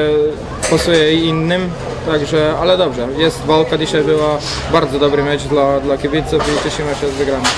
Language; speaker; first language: Polish; non-native, fluent; Croatian